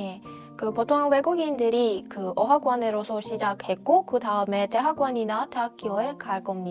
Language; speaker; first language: Korean; non-native, fluent; Persian